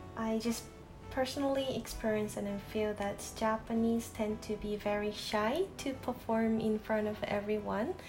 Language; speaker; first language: English; non-native, fluent; Japanese